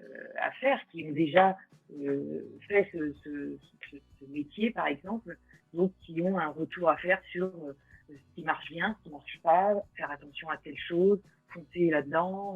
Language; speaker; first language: French; native; French